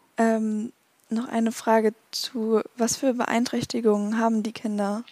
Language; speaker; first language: German; native; German